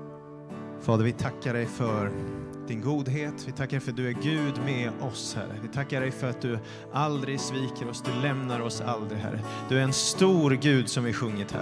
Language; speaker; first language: Swedish; native; Swedish